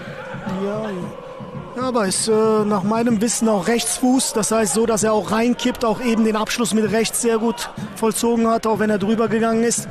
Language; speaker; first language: German; native; German